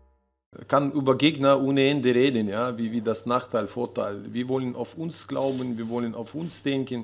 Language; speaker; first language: German; non-native, learner; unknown